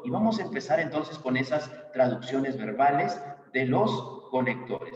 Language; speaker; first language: Spanish; native; Spanish